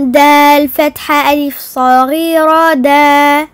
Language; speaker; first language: Arabic; non-native, learner; French